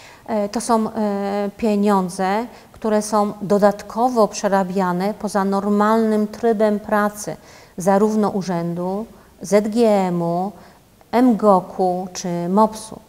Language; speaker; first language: Polish; native; Polish